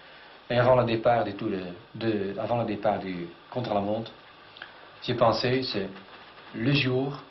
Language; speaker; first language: French; non-native, fluent; Dutch